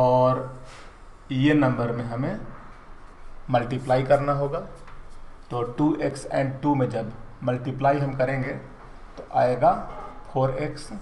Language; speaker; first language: Hindi; native; Hindi